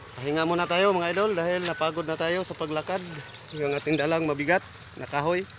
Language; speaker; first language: Filipino; non-native, local second language; Cebuano